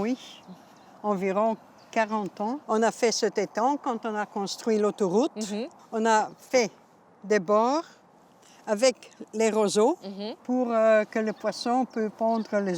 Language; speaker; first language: French; non-native, local second language; Dutch